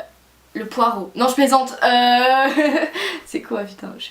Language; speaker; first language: French; native; French